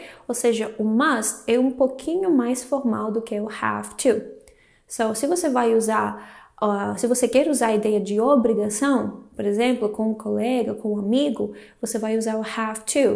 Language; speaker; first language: Portuguese; non-native, fluent; Greek